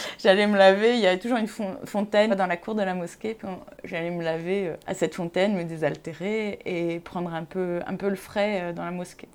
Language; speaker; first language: French; non-native, local second language; Arabic